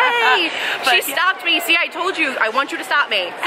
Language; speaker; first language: English; native; English